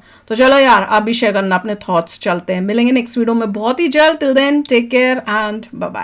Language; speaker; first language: Hindi; native; Hindi